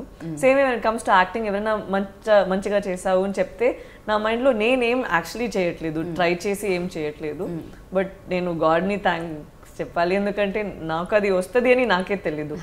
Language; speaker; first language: Telugu; non-native, learner; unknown